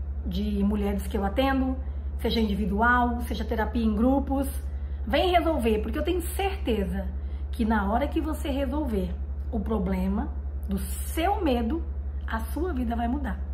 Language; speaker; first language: Portuguese; native; Portuguese